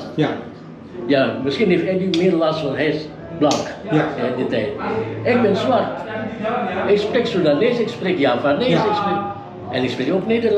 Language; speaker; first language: Dutch; early bilingual, heritage; Dutch